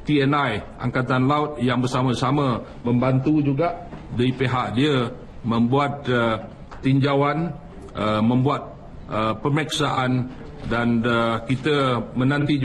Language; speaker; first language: Malay; native; Malay